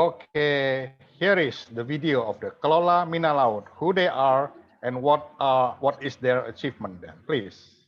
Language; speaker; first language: English; non-native, fluent; Indonesian